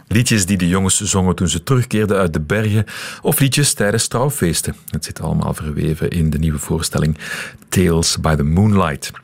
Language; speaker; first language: Dutch; native; Dutch